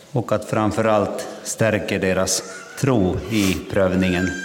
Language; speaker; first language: Swedish; non-native, local second language; Finnish